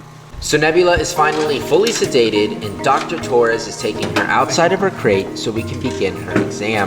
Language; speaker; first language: English; native; English